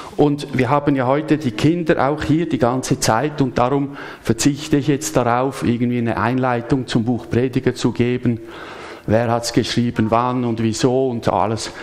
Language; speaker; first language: German; native; German